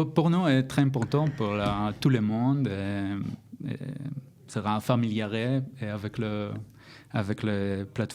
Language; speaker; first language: French; non-native, learner; Hebrew